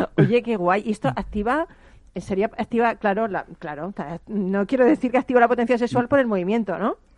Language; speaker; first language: Spanish; native; Spanish